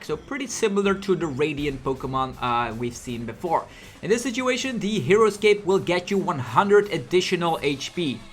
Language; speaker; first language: English; non-native, fluent; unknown